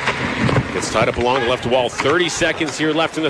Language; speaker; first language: English; native; English